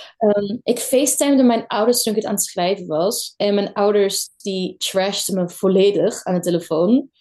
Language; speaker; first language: Dutch; early bilingual, other home language; Kurdish